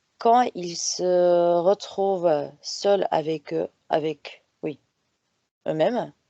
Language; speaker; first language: French; non-native, fluent; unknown